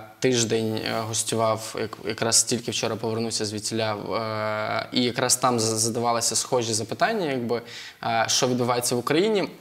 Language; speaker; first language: Ukrainian; non-native, local second language; Russian